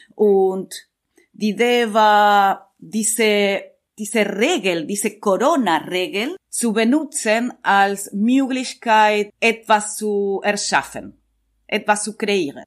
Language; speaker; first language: German; non-native, learner; Spanish